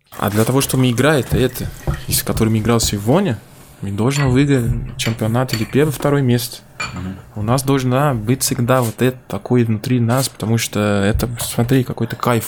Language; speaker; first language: Russian; non-native, learner; Portuguese